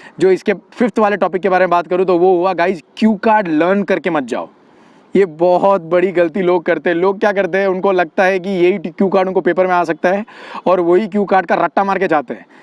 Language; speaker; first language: Hindi; non-native, local second language; Gujarati